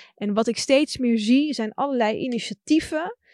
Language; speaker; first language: Dutch; early bilingual, other home language; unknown